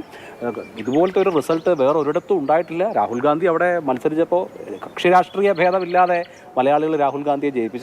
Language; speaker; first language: Malayalam; native; Malayalam